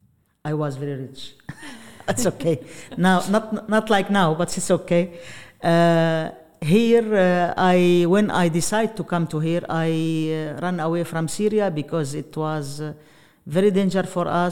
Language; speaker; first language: English; non-native, learner; Arabic